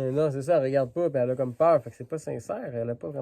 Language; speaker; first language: French; native; French